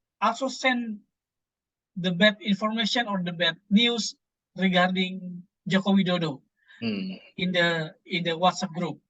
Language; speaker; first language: English; non-native, fluent; Indonesian